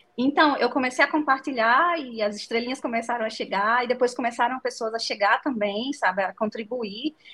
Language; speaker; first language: Portuguese; native; Portuguese